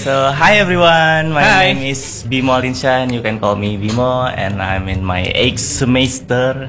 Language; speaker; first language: English; non-native, learner; Indonesian